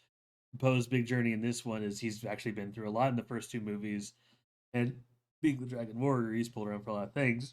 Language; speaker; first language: English; native; English